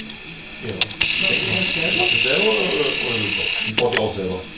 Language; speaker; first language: German; native; German